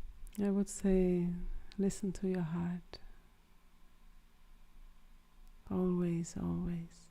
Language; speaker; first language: English; non-native, fluent; German